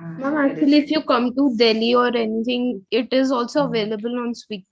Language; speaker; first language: English; non-native, local second language; Hindi